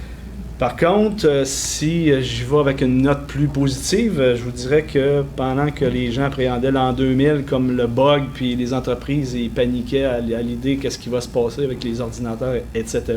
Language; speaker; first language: French; native; French